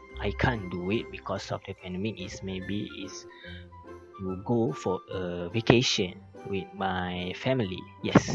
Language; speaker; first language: English; non-native, local second language; Malay